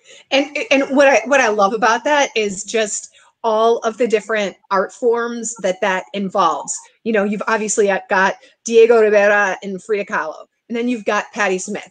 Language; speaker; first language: English; native; English